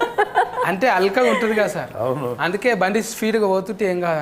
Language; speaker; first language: Telugu; native; Telugu